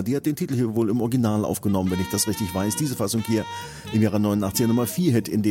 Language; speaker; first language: German; native; German